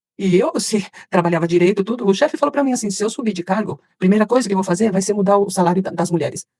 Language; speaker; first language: Portuguese; early bilingual, other home language; Spanish